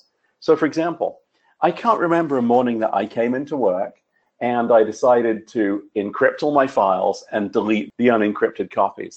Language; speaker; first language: English; native; English